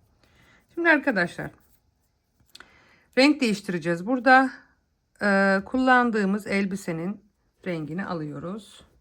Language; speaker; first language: Turkish; native; Turkish